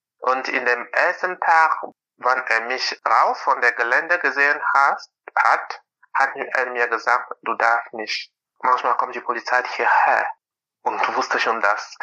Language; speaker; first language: German; non-native, fluent; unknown